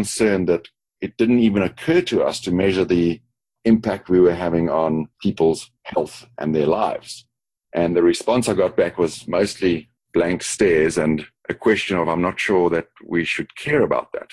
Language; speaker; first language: English; native; English